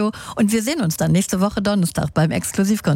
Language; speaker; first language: German; native; German